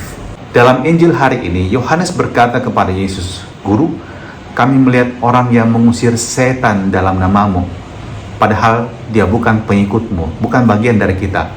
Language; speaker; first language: Indonesian; native; Indonesian